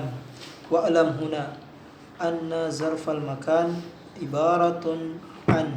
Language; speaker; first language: Arabic; non-native, learner; Indonesian